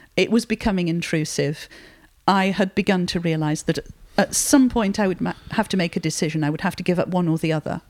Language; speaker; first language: English; non-native, local second language; French